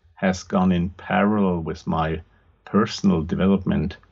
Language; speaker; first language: English; non-native, fluent; German